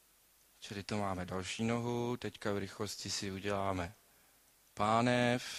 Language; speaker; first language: Czech; native; Czech